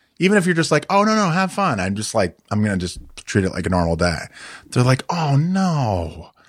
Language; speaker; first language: English; native; English